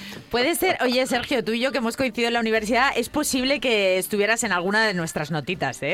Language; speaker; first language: Spanish; native; Spanish